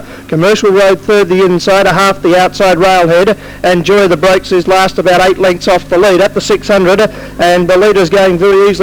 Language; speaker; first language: English; native; English